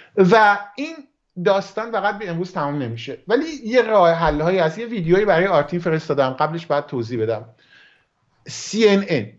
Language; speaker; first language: Persian; native; Persian